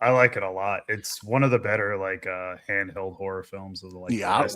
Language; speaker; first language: English; native; English